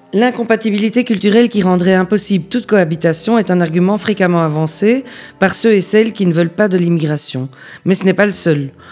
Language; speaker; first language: French; native; French